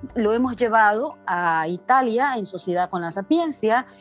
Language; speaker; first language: Spanish; native; Spanish